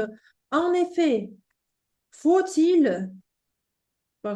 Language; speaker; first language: French; non-native, fluent; Russian